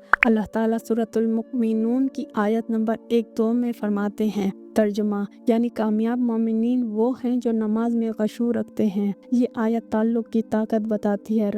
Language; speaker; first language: Hindi; native; Hindi